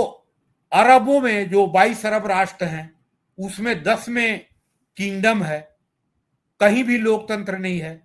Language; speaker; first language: Hindi; native; Hindi